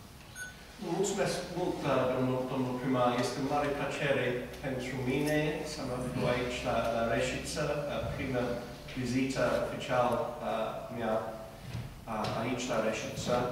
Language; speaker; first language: Romanian; non-native, fluent; English